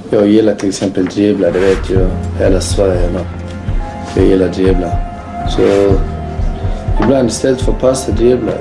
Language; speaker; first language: Swedish; early bilingual, other home language; Bosnian